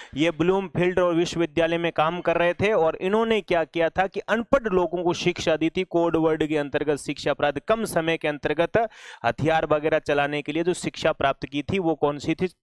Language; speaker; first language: Hindi; native; Hindi